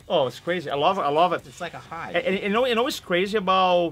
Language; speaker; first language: English; non-native, fluent; Portuguese